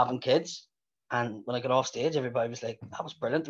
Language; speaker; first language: English; native; English